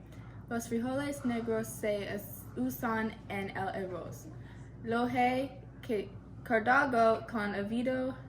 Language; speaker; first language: Spanish; non-native, learner; English